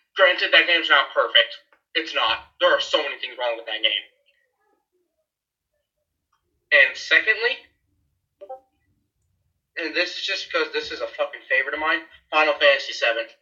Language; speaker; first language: English; native; English